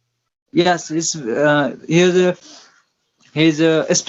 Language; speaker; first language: English; non-native, learner; Hindi